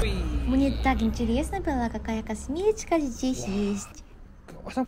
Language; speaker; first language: Russian; non-native, learner; Korean